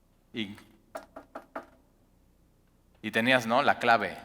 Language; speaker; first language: Spanish; native; Spanish